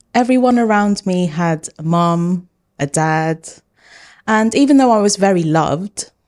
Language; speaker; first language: English; early bilingual, other home language; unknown